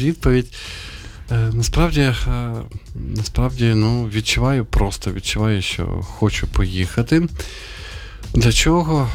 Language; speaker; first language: Ukrainian; native; Ukrainian